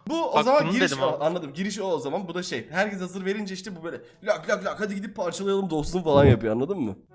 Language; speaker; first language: Turkish; native; Turkish